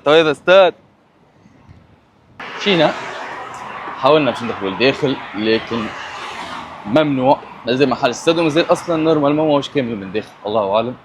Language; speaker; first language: Arabic; native; Arabic